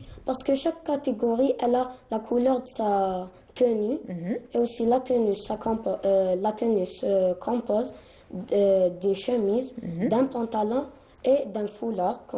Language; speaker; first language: French; non-native, learner; Arabic